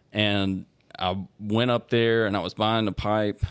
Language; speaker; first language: English; native; English